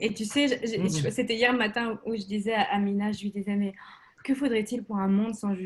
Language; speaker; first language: French; native; French